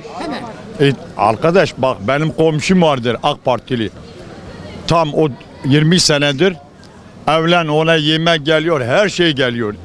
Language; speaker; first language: Turkish; non-native, local second language; Kurdish